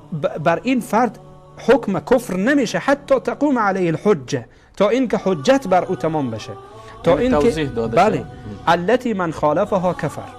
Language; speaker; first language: Persian; native; Persian